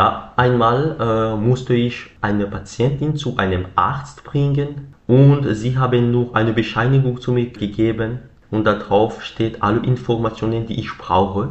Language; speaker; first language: German; non-native, learner; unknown